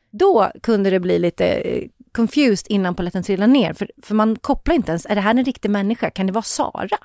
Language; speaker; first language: Swedish; native; Swedish